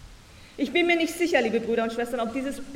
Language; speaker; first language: German; native; German